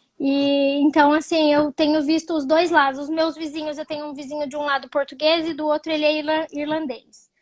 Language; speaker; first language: Portuguese; native; Portuguese